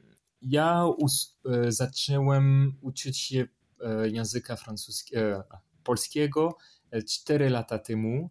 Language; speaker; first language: Polish; non-native, learner; French